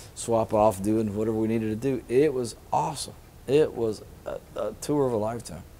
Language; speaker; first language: English; native; English